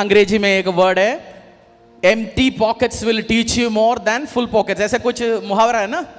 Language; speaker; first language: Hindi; non-native, local second language; Malayalam